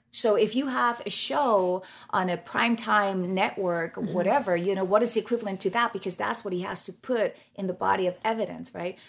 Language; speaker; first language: English; non-native, fluent; German